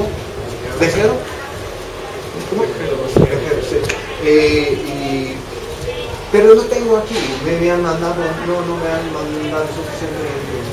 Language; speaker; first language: Spanish; non-native, fluent; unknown